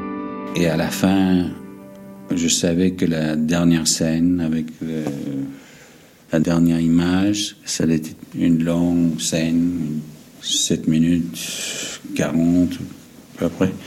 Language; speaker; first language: French; non-native, fluent; English